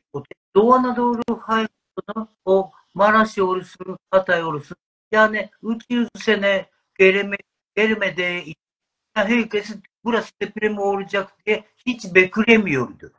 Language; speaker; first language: Turkish; non-native, learner; Japanese